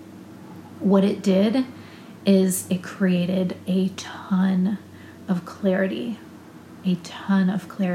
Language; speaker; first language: English; native; English